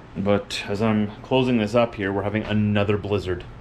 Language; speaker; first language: English; native; English